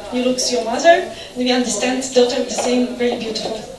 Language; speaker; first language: English; non-native, learner; Russian